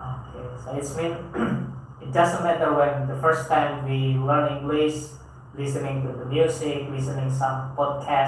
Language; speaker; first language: English; non-native, fluent; Indonesian